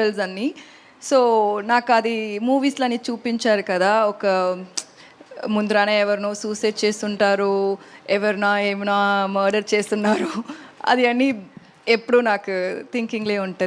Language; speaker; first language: Telugu; non-native, learner; Tamil